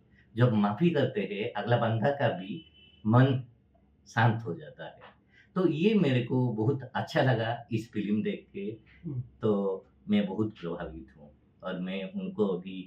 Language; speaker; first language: Hindi; non-native, local second language; Odia